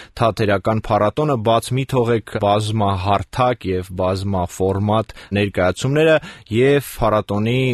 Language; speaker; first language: Armenian; native; Armenian